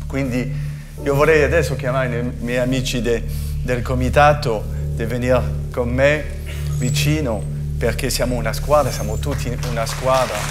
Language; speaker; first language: Italian; non-native, fluent; French